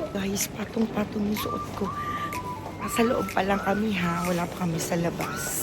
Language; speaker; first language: Filipino; native; Filipino